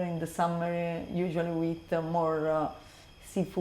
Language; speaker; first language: English; non-native, learner; Italian